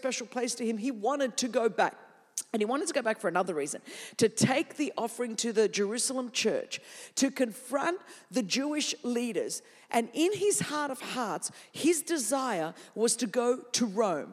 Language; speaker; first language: English; non-native, fluent; Greek